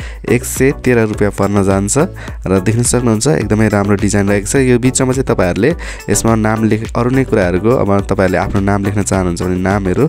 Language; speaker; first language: Nepali; native; Nepali